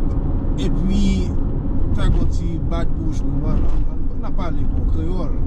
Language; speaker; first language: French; non-native, learner; Haitian Creole